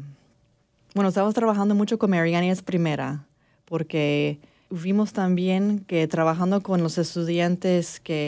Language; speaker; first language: Spanish; early bilingual, heritage; English